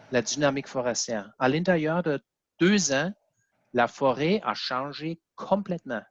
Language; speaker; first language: French; non-native, fluent; German